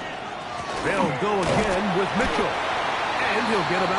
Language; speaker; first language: English; native; English